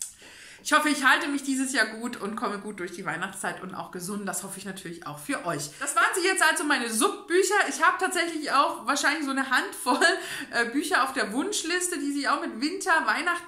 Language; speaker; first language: German; native; German